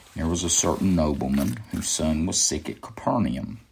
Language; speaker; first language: English; native; English